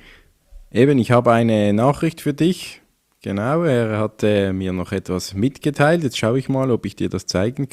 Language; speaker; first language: German; native; German